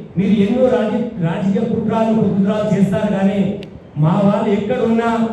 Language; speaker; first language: Telugu; non-native, local second language; Lambadi